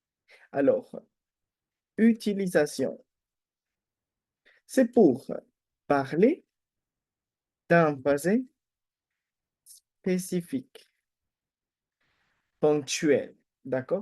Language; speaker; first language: French; non-native, fluent; Spanish